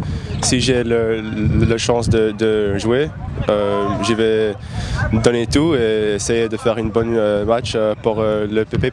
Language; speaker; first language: French; non-native, fluent; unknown